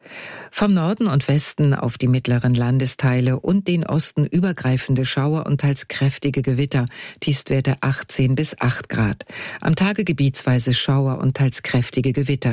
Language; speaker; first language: German; native; German